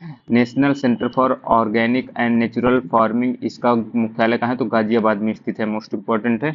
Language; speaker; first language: Hindi; native; Hindi